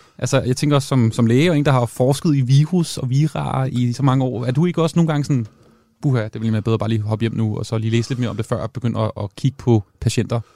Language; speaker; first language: Danish; native; Danish